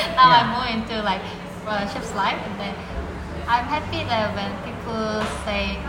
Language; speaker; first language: English; non-native, fluent; Korean